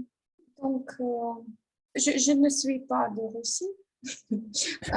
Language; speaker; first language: French; non-native, learner; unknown